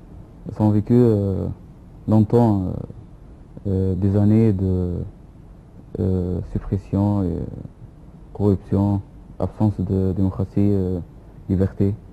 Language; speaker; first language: French; non-native, fluent; Arabic